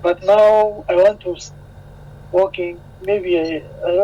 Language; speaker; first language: English; non-native, learner; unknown